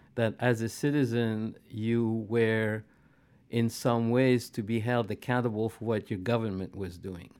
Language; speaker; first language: English; non-native, fluent; Arabic